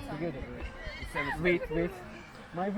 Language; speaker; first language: English; non-native, learner; Turkish